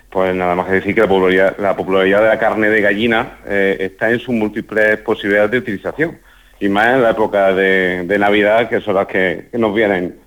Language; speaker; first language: Spanish; native; Spanish